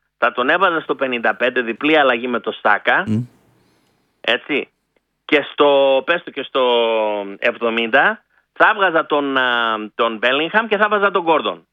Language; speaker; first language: Greek; early bilingual, heritage; Greek